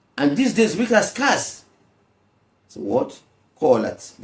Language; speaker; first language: English; non-native, local second language; Yoruba